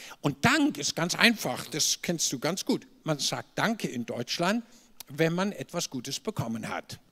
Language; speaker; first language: German; native; German